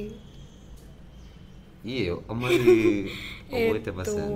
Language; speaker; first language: Japanese; non-native, learner; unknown